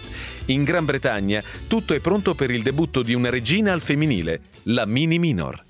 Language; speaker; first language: Italian; native; Italian